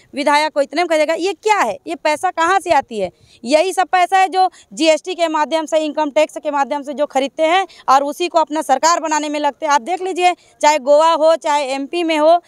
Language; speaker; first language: Hindi; native; Hindi